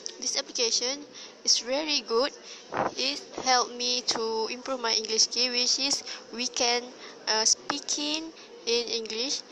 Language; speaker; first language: English; non-native, learner; Malay